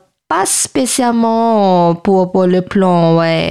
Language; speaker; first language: French; non-native, fluent; Thai